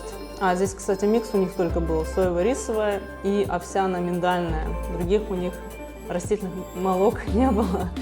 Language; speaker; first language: Russian; native; Russian